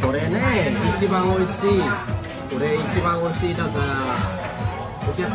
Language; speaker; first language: Japanese; non-native, learner; Vietnamese